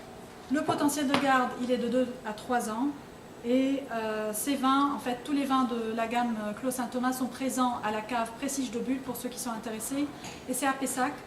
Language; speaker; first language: French; non-native, local second language; Arabic